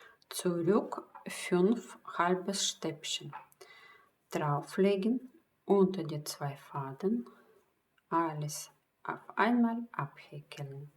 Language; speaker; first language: German; non-native, fluent; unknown